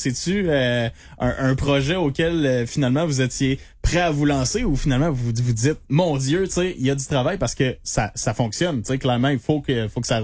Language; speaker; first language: French; native; French